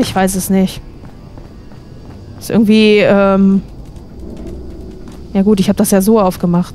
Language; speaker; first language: German; native; German